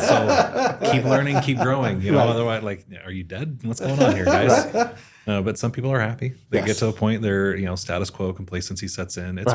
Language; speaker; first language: English; native; English